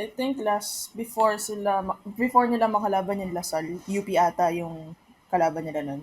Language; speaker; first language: Filipino; native; Filipino